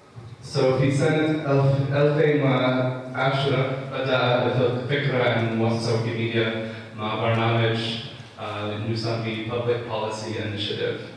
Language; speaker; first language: Arabic; non-native, fluent; English